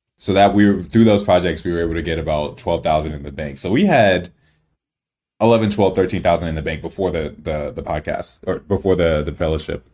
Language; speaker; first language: English; early bilingual, other home language; Igbo